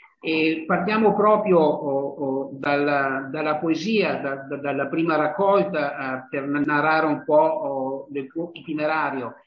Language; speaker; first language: Italian; native; Italian